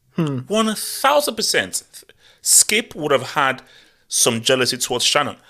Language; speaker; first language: English; non-native, local second language; Yoruba